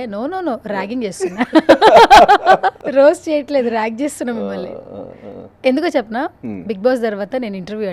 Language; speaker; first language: Telugu; native; Telugu